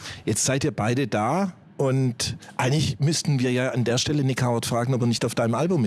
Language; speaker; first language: German; native; German